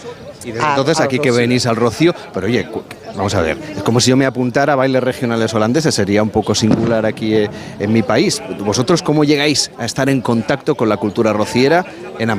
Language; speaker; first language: Spanish; native; Spanish